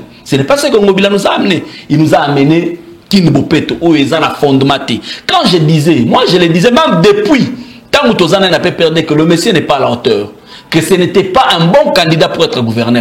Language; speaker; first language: French; non-native, local second language; Lingala